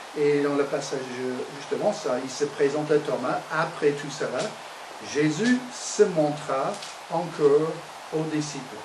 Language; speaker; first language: French; non-native, fluent; English